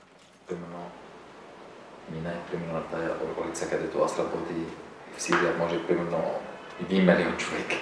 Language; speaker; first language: Bulgarian; non-native, learner; Arabic